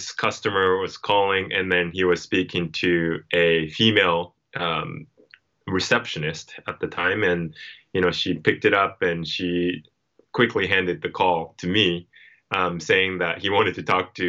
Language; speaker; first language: English; non-native, fluent; Japanese